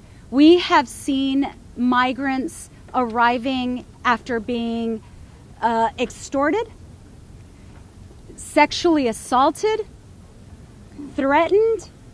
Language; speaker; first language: English; native; English